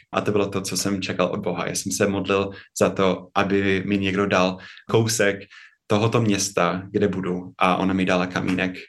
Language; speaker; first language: Czech; non-native, fluent; English